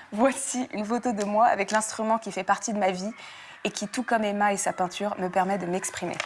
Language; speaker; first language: French; native; French